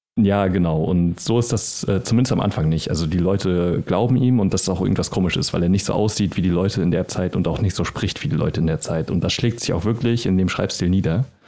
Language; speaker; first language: German; native; German